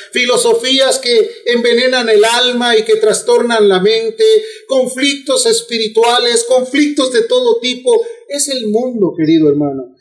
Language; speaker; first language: Spanish; native; Spanish